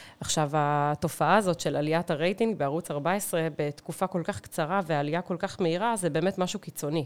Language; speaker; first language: Hebrew; native; Hebrew